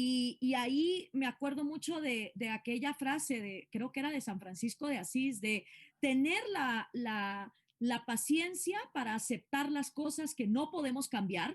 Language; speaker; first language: Spanish; native; Spanish